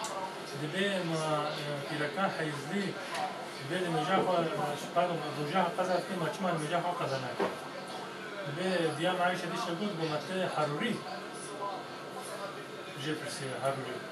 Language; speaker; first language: Turkish; native; Turkish